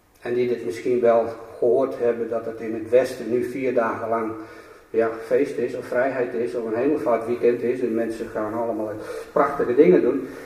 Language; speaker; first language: Dutch; native; Dutch